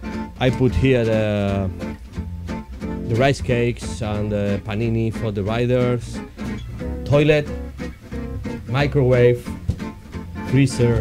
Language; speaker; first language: English; non-native, learner; Spanish